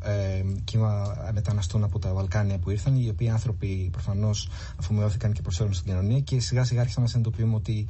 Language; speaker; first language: Greek; native; Greek